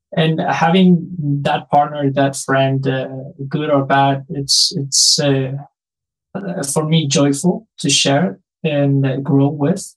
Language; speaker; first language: English; non-native, fluent; Spanish